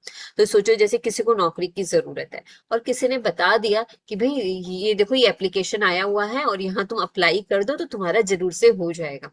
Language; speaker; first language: Hindi; native; Hindi